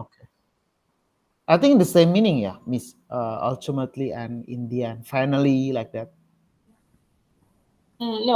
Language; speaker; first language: English; non-native, learner; Indonesian